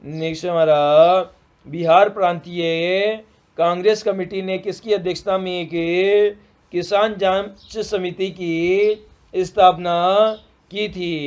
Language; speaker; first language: Hindi; native; Hindi